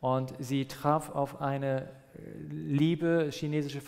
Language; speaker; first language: German; non-native, fluent; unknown